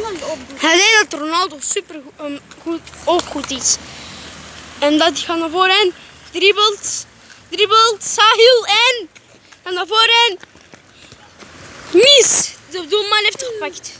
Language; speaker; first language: Dutch; non-native, local second language; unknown